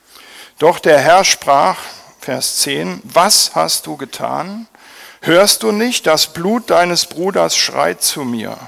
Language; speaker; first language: German; native; German